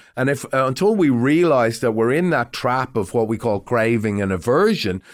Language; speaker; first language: English; native; English